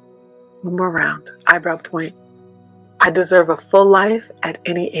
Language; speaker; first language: English; native; English